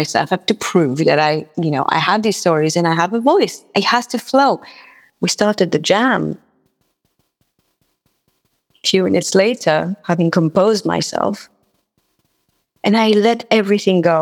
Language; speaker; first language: English; non-native, fluent; Morisyen